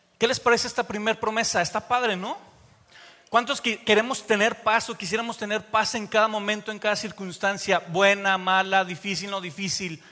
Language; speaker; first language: Spanish; native; Spanish